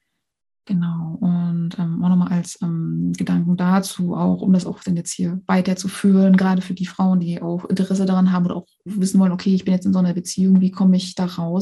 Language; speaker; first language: German; native; German